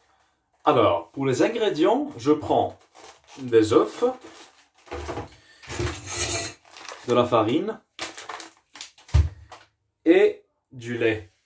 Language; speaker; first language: French; non-native, learner; Arabic